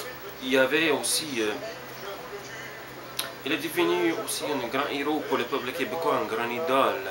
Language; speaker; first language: French; non-native, learner; English